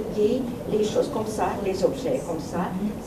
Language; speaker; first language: French; non-native, learner; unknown